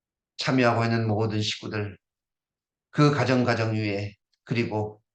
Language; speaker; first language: Korean; native; Korean